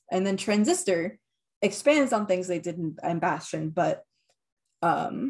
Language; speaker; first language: English; native; English